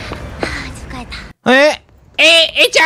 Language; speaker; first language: Chinese; native; Chinese